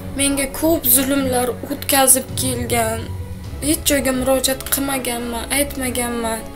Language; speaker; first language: Uzbek; native; Uzbek